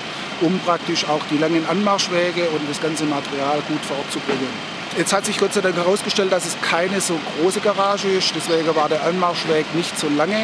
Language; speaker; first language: German; native; German